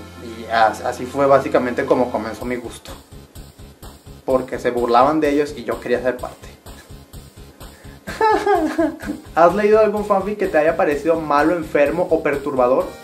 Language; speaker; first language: Spanish; native; Spanish